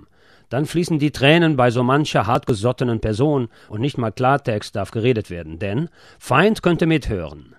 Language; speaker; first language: German; native; German